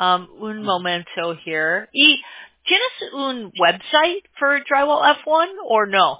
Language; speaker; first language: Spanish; non-native, learner; English